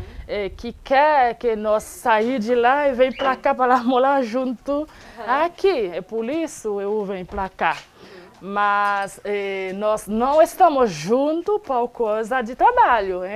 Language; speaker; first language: Portuguese; non-native, learner; Haitian Creole